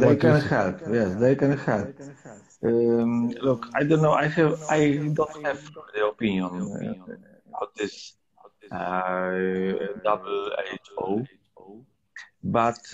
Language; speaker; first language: English; non-native, learner; Polish